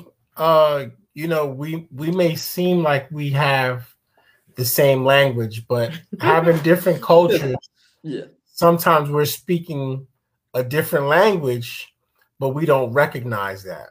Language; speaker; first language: English; early bilingual, other home language; Akan